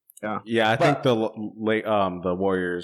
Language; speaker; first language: English; native; English